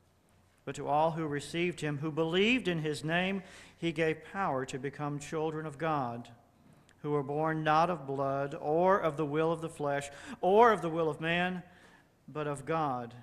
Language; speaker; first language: English; native; English